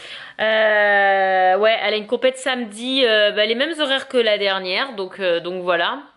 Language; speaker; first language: French; native; French